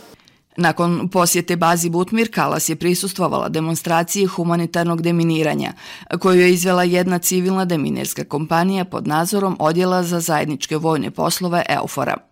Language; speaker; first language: Serbian; native; Serbian